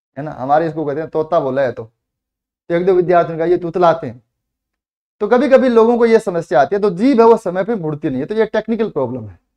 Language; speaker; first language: Hindi; native; Hindi